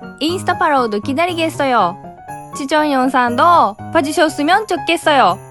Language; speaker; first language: Korean; non-native, learner; Japanese